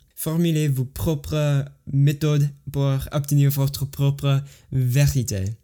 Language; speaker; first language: French; non-native, learner; English